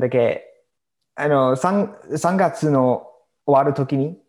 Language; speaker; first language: Japanese; non-native, learner; English